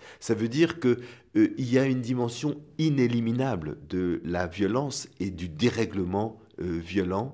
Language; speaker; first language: French; native; French